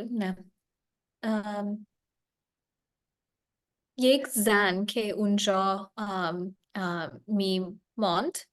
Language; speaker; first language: Persian; non-native, learner; English